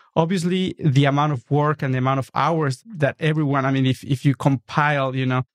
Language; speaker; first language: English; non-native, fluent; Spanish